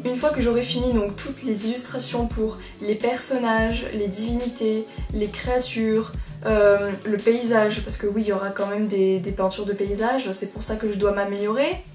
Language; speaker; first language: French; native; French